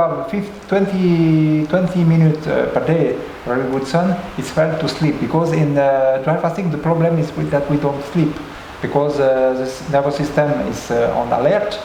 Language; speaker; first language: English; non-native, learner; French